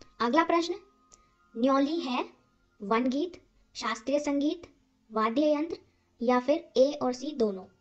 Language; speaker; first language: Hindi; native; Hindi